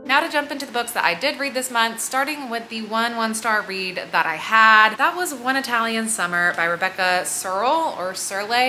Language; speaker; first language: English; native; English